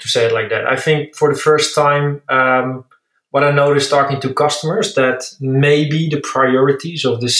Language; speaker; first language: English; non-native, fluent; Dutch